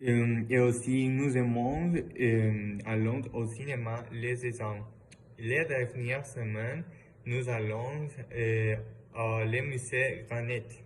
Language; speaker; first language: French; non-native, learner; Spanish